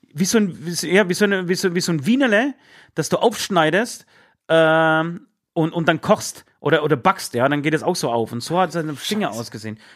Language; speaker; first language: German; early bilingual, other home language; Polish